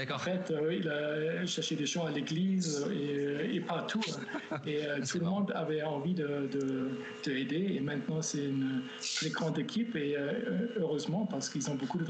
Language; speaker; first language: French; non-native, fluent; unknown